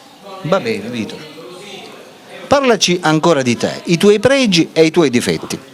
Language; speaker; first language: Italian; native; Italian